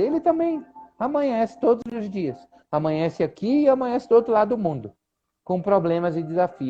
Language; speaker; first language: Portuguese; native; Portuguese